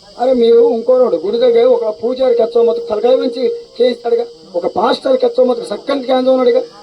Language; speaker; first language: Telugu; non-native, local second language; Koya